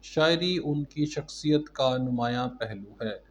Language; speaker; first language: Urdu; non-native, local second language; Punjabi